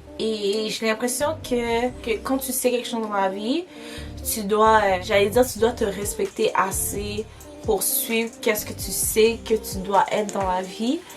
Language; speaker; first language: French; early bilingual, other home language; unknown